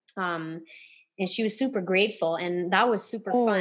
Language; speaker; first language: English; non-native, fluent; French